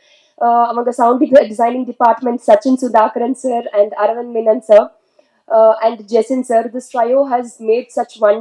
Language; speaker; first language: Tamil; non-native, learner; Telugu